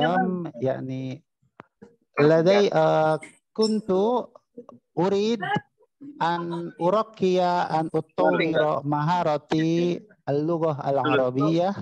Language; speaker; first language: Arabic; non-native, fluent; Indonesian